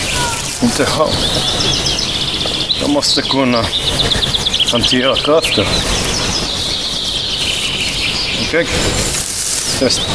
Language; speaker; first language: Swedish; non-native, fluent; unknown